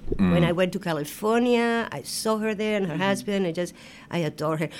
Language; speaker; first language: English; non-native, fluent; Spanish